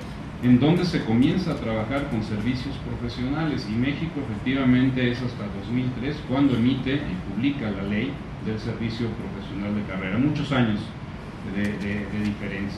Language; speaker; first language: Spanish; native; Spanish